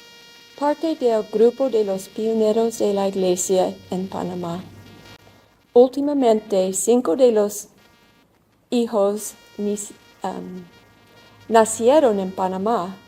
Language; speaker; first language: Spanish; non-native, learner; English